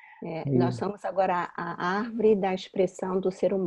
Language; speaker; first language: Portuguese; native; Portuguese